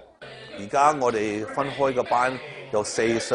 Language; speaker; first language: Cantonese; early bilingual, heritage; Cantonese